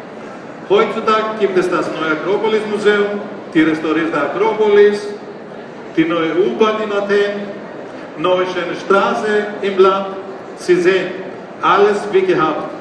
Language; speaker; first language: German; non-native, fluent; Greek